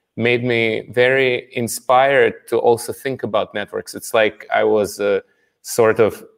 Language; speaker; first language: English; non-native, fluent; Russian